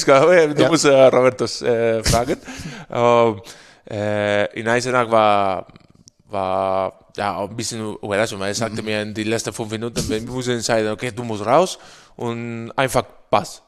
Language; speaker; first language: German; non-native, fluent; Spanish